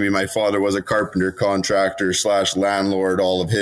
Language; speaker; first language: English; native; English